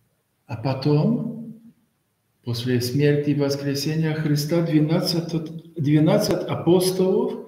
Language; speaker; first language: Russian; non-native, fluent; Polish